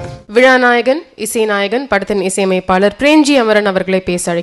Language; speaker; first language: Tamil; native; Tamil